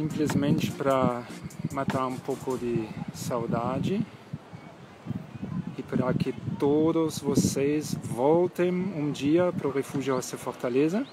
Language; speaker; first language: Portuguese; non-native, fluent; German